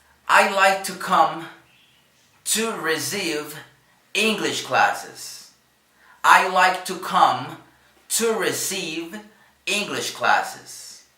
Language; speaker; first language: English; non-native, fluent; Spanish